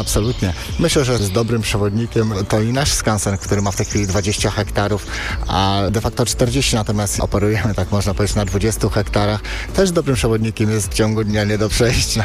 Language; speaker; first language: Polish; native; Polish